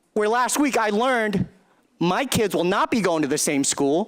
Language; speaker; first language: English; early bilingual, other home language; Chinese